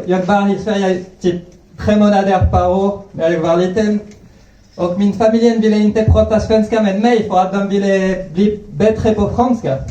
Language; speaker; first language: Swedish; non-native, fluent; French